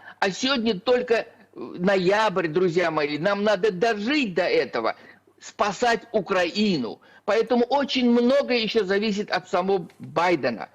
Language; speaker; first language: Russian; native; Russian